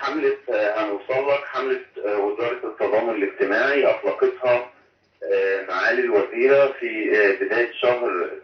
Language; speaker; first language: Arabic; native; Arabic